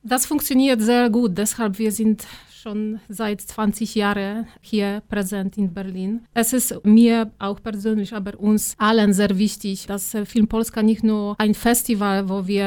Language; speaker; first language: German; non-native, fluent; Polish